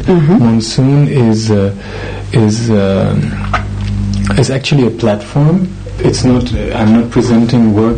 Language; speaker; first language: English; non-native, fluent; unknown